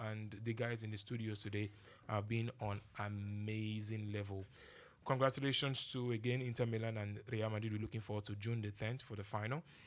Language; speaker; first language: English; non-native, local second language; Yoruba